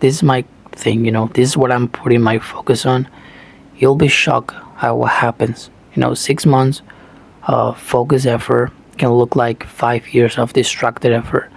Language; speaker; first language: English; non-native, fluent; Spanish